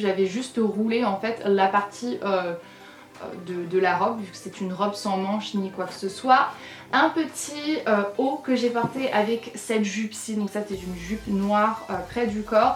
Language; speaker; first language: French; native; French